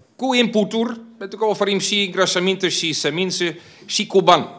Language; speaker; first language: Romanian; non-native, fluent; Dutch